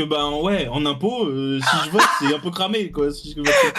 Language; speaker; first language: French; native; French